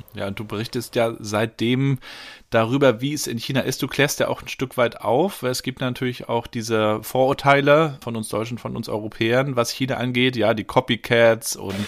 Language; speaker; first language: German; native; German